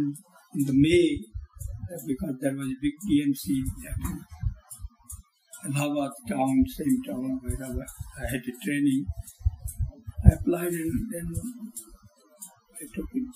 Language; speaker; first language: English; non-native, local second language; Hindi